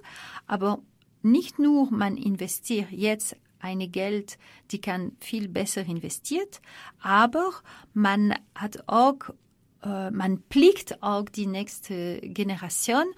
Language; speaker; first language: German; non-native, fluent; French